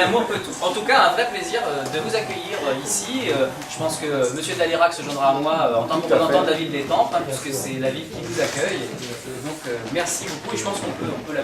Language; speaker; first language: French; native; French